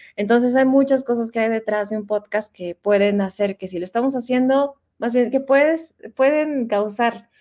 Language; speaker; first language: Spanish; native; Spanish